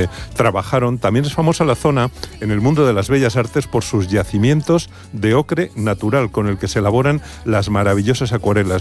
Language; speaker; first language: Spanish; native; Spanish